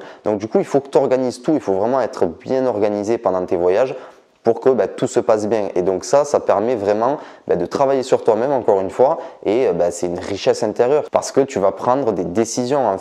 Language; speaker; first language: French; native; French